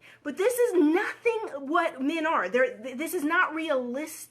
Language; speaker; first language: English; native; English